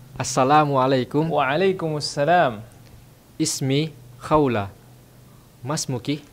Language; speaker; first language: Arabic; non-native, fluent; Indonesian